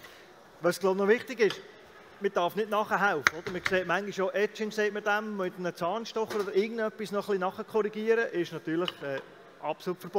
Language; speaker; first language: German; native; German